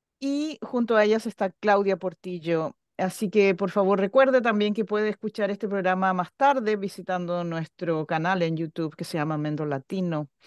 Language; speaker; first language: Spanish; native; Spanish